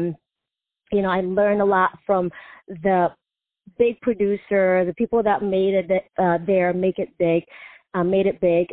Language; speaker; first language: English; non-native, local second language; Filipino